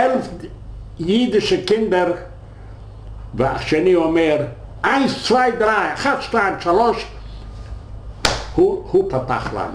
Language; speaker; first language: Hebrew; non-native, fluent; Yiddish